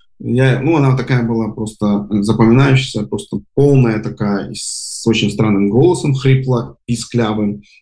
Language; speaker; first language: Russian; native; Russian